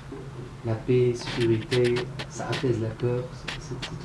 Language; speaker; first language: French; non-native, local second language; Arabic